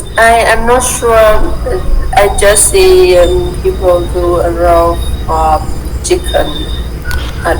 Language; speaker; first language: English; non-native, learner; Vietnamese